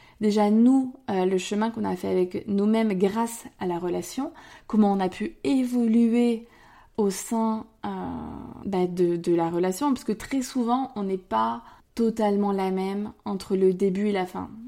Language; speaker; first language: French; native; French